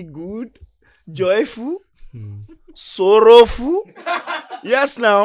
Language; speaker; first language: English; non-native, local second language; Yoruba